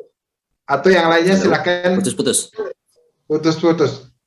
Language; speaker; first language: Indonesian; native; Indonesian